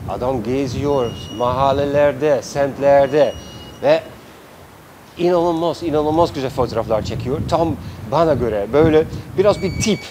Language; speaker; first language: Turkish; non-native, fluent; Dutch